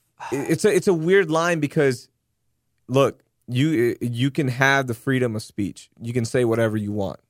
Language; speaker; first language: English; early bilingual, other home language; Urdu